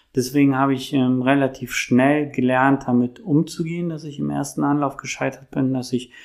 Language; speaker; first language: German; native; German